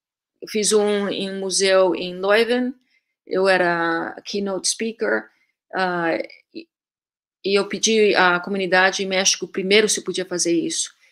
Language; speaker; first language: Portuguese; early bilingual, heritage; Portuguese